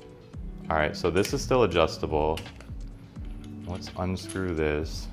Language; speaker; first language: English; native; English